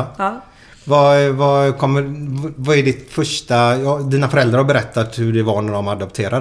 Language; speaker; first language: Swedish; native; Swedish